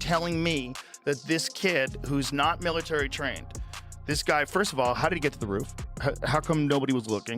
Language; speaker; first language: English; native; English